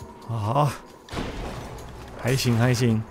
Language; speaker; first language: Chinese; native; Chinese